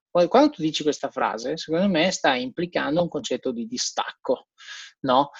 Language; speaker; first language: Italian; native; Italian